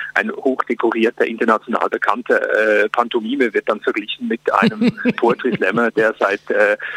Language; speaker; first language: German; native; German